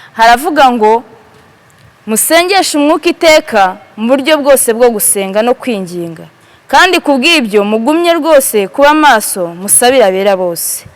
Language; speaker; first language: Kinyarwanda; native; Kinyarwanda